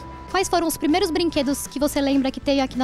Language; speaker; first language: Portuguese; native; Portuguese